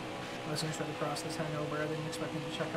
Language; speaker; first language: English; native; English